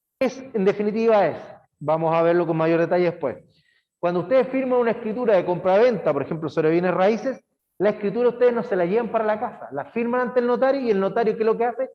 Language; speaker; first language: Spanish; native; Spanish